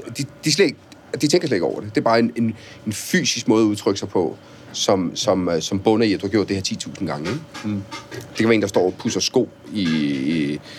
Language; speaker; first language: Danish; early bilingual, other home language; Italian